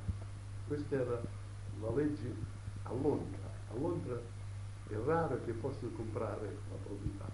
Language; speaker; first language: Italian; early bilingual, heritage; Italian